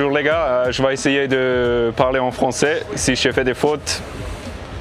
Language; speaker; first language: French; non-native, learner; English